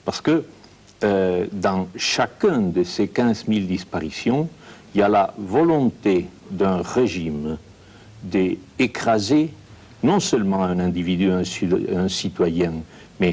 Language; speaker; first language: French; non-native, fluent; Spanish